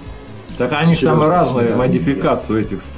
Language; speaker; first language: Russian; native; Russian